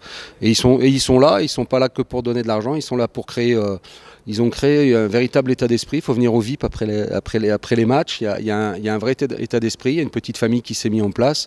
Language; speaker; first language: French; native; French